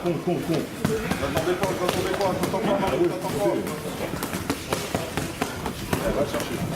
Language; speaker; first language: French; native; French